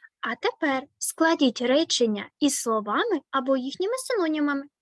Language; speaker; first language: Ukrainian; native; Ukrainian